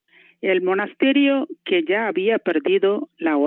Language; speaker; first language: Spanish; non-native, fluent; Malayalam